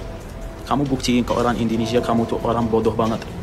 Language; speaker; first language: Indonesian; non-native, fluent; Arabic